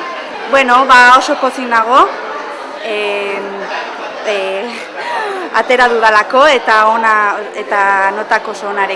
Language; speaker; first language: Basque; non-native, local second language; Spanish